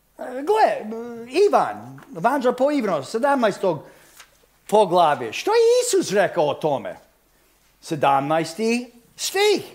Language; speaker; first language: Croatian; early bilingual, heritage; Croatian